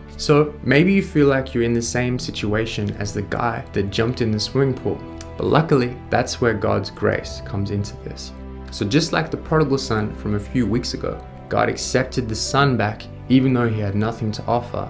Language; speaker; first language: English; native; English